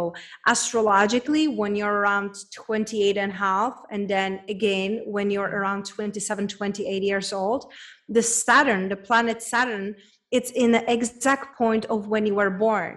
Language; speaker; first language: English; non-native, fluent; Czech